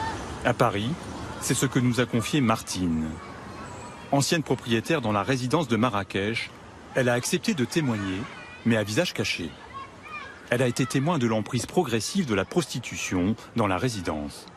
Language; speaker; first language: French; native; French